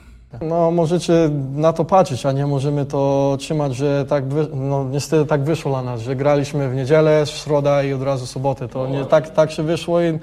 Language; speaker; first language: Polish; early bilingual, heritage; English